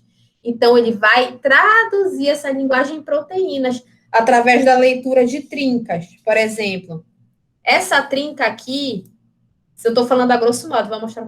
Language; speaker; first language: Portuguese; native; Portuguese